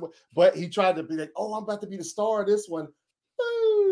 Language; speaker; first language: English; native; English